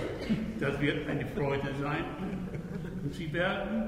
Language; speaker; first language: German; non-native, fluent; Hungarian